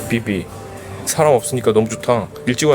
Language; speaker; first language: Korean; native; Korean